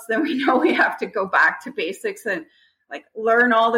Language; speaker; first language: English; non-native, fluent; French